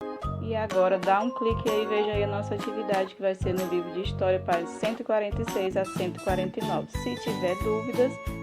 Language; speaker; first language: Portuguese; native; Portuguese